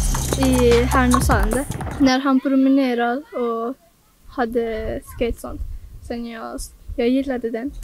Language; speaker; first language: Swedish; non-native, learner; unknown